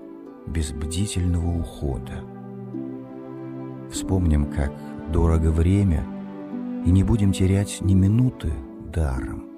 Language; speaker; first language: Russian; native; Russian